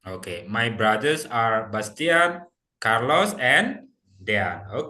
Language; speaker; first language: English; non-native, fluent; Indonesian